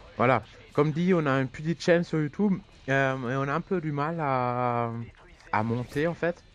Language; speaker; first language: French; non-native, fluent; German